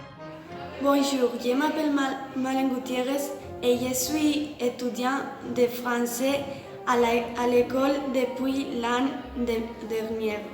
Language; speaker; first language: French; non-native, learner; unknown